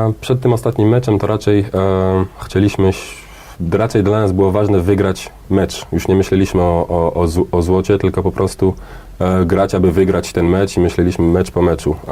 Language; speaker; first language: Polish; early bilingual, heritage; Polish